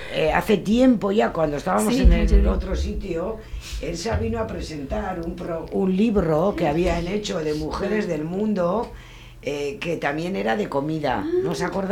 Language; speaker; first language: Spanish; native; Spanish